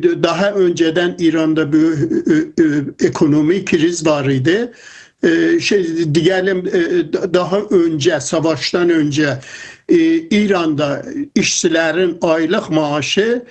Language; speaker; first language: Turkish; non-native, fluent; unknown